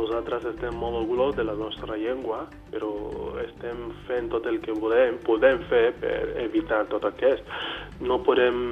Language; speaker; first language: Catalan; non-native, fluent; Yoruba